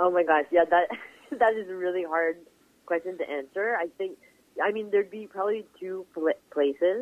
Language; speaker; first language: English; native; English